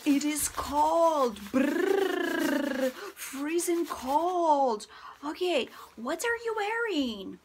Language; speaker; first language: English; non-native, fluent; Russian